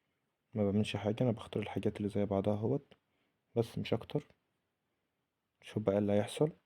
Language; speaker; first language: Arabic; native; Arabic